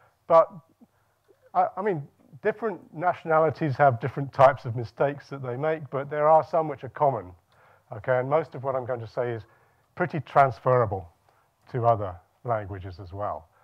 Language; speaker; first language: English; native; English